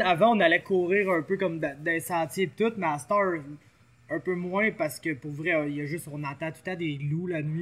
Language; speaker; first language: French; native; French